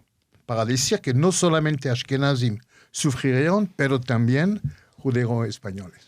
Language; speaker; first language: Spanish; early bilingual, heritage; Ladino